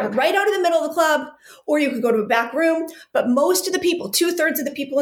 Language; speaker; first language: English; native; English